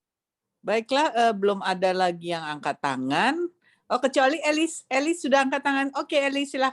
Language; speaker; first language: Indonesian; native; Indonesian